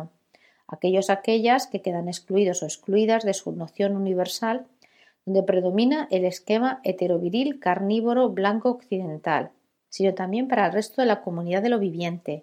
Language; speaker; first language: Spanish; native; Spanish